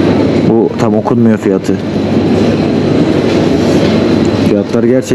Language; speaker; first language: Turkish; native; Turkish